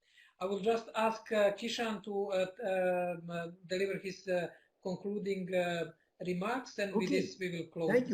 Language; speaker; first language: English; non-native, fluent; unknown